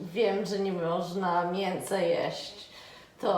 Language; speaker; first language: Polish; early bilingual, heritage; Polish